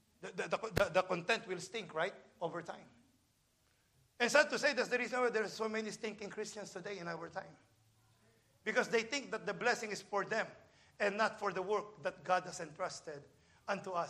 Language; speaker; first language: English; non-native, local second language; Filipino